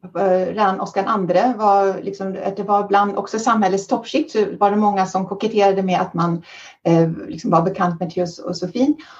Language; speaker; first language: Swedish; early bilingual, heritage; Swedish